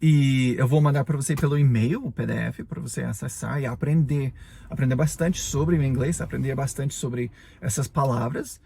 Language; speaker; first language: Portuguese; non-native, fluent; English